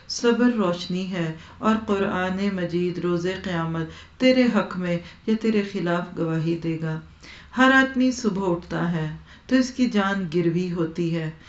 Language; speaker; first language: Urdu; non-native, local second language; Punjabi